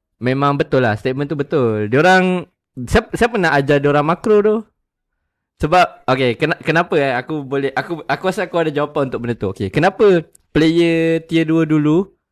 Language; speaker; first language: Malay; native; Malay